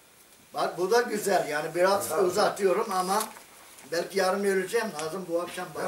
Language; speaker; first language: Turkish; non-native, fluent; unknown